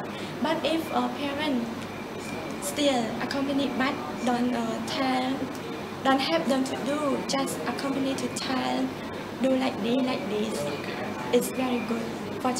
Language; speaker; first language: English; non-native, learner; Khmer